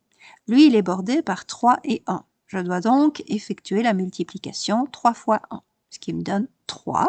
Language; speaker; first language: French; native; French